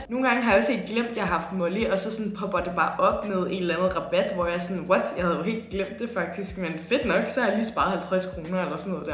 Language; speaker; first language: Danish; native; Danish